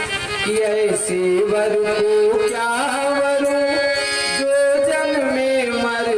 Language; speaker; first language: Hindi; native; Hindi